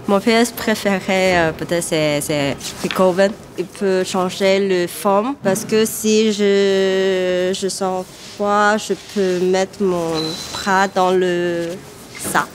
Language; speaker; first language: French; non-native, learner; Chinese